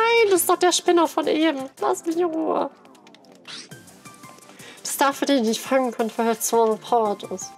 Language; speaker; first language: German; native; German